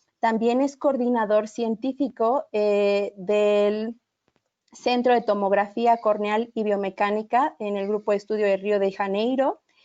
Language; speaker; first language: Spanish; native; Spanish